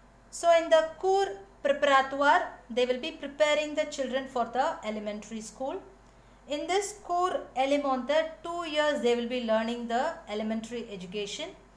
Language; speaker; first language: English; non-native, local second language; Tamil